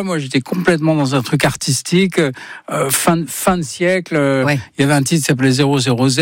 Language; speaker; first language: French; native; French